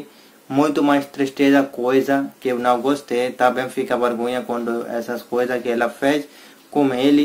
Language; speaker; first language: Portuguese; non-native, learner; Hindi